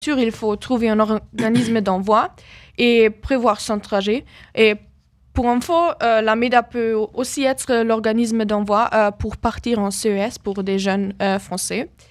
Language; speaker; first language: French; non-native, fluent; German